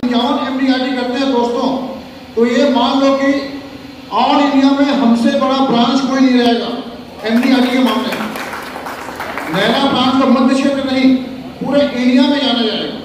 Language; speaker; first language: Hindi; native; Hindi